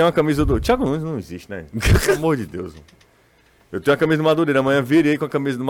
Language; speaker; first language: Portuguese; native; Portuguese